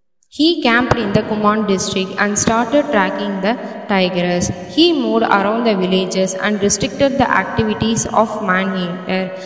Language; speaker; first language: English; non-native, local second language; Tamil